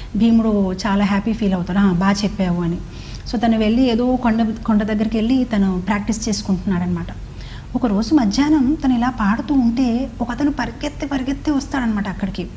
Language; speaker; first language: Telugu; non-native, fluent; Hindi